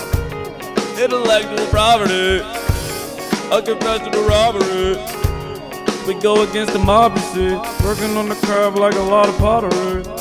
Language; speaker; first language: English; native; English